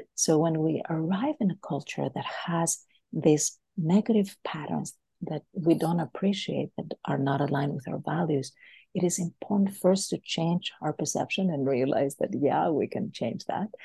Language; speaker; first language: English; non-native, fluent; Greek